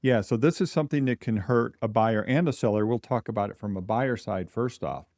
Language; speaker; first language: English; native; English